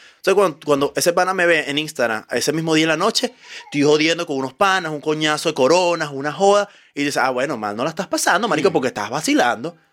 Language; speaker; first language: Spanish; native; Spanish